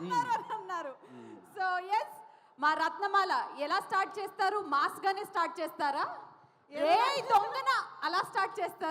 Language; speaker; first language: Telugu; native; Telugu